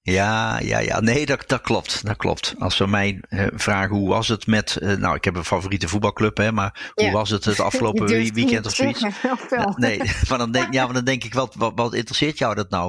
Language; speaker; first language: Dutch; native; Dutch